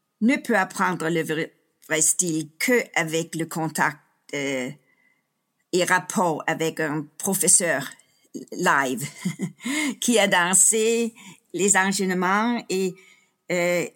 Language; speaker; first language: French; non-native, fluent; Danish